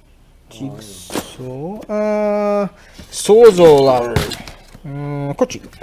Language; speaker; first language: Japanese; non-native, learner; English